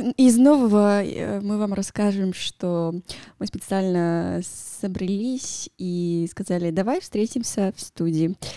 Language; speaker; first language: Russian; non-native, fluent; Spanish